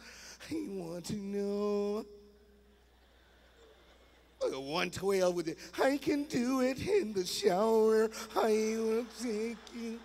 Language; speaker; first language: English; native; English